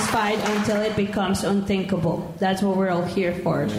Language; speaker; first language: English; non-native, fluent; Spanish